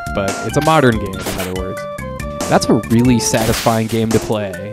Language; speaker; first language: English; native; English